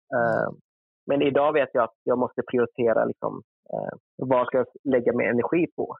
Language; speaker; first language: Swedish; early bilingual, other home language; Vietnamese